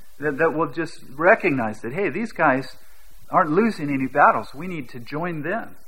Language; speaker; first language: English; native; English